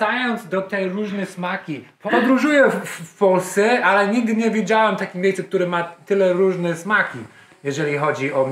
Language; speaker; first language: Polish; non-native, learner; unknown